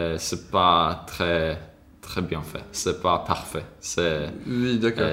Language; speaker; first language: French; non-native, learner; Swedish